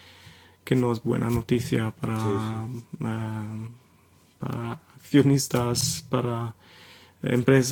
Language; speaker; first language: Spanish; non-native, fluent; German